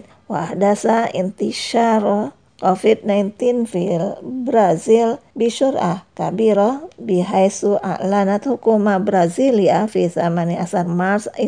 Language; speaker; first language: Arabic; non-native, fluent; Indonesian